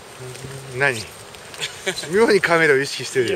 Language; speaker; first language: Japanese; native; Japanese